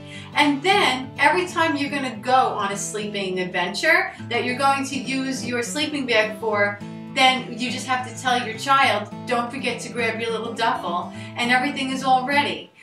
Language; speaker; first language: English; native; English